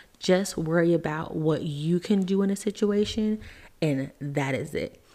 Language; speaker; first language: English; native; English